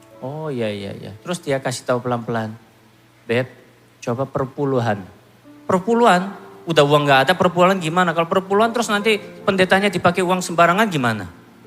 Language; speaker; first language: Indonesian; non-native, fluent; Korean